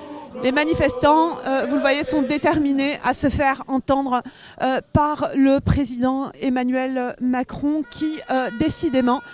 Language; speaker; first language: French; native; French